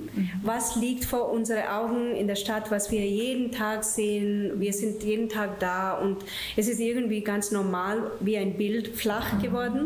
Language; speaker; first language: German; non-native, fluent; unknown